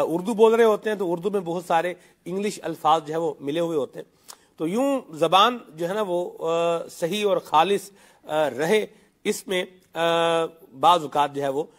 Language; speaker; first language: Urdu; non-native, local second language; Punjabi